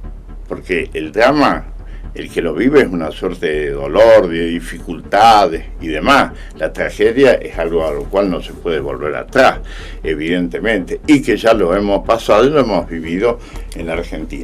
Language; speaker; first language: Spanish; native; Spanish